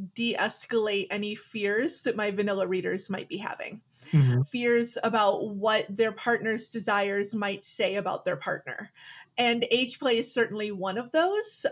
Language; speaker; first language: English; native; English